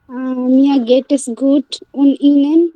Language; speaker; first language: German; non-native, learner; Bangla